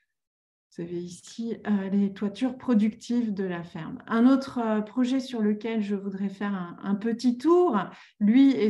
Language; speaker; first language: French; native; French